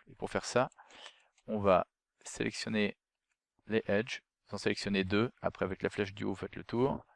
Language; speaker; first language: French; native; French